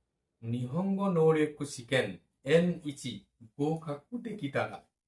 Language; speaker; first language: Japanese; non-native, fluent; Bangla